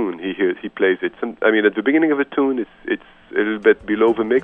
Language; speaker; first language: English; non-native, fluent; French